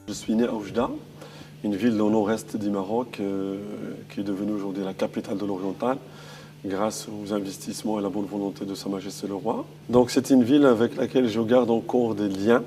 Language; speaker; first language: French; non-native, local second language; Arabic